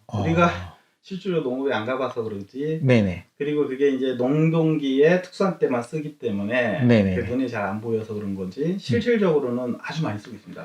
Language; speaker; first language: Korean; native; Korean